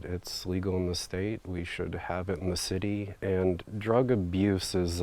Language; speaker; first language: English; native; English